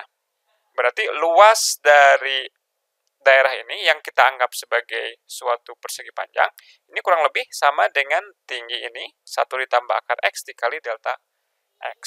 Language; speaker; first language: Indonesian; native; Indonesian